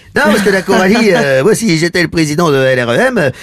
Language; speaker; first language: French; native; French